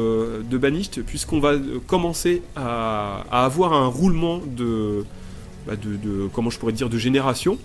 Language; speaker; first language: French; native; French